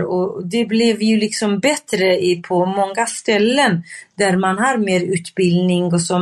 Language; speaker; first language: Swedish; non-native, fluent; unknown